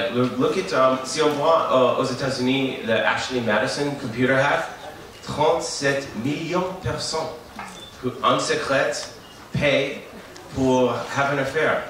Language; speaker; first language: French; non-native, learner; English